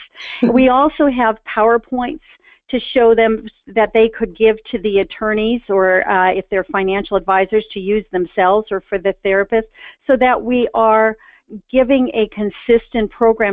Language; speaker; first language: English; native; English